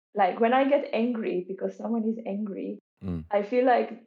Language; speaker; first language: English; non-native, fluent; Hungarian